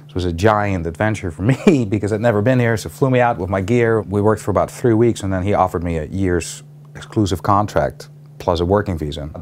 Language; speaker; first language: English; non-native, fluent; Dutch